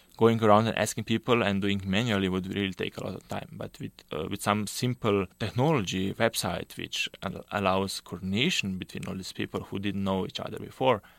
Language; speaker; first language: English; non-native, fluent; Slovenian